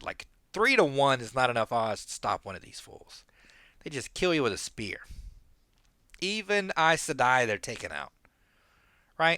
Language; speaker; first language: English; native; English